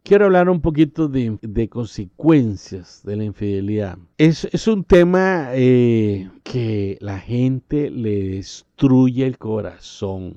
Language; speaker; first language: Spanish; native; Spanish